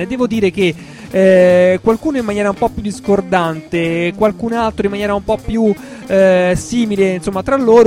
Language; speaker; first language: Italian; native; Italian